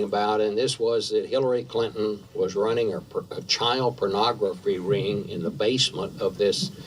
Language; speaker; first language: English; native; English